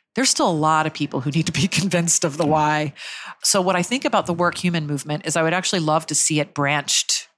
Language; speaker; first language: English; native; English